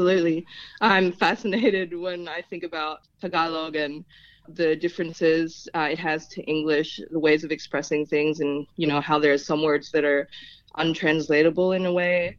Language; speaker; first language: English; non-native, local second language; Filipino